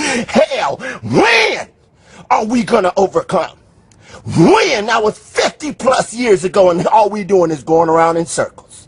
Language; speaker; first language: English; native; English